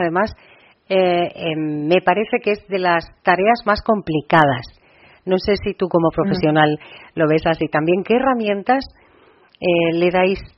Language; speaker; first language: Spanish; native; Spanish